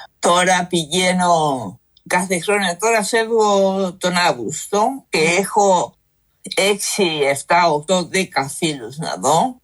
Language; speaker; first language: Greek; non-native, fluent; Spanish